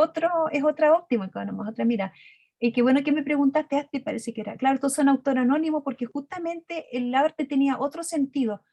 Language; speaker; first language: Spanish; native; Spanish